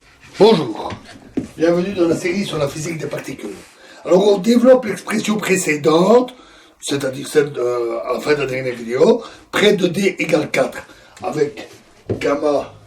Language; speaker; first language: French; native; French